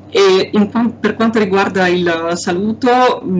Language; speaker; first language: Italian; non-native, fluent; Russian